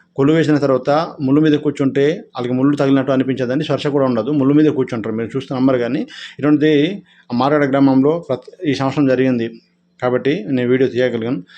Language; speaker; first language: Telugu; non-native, local second language; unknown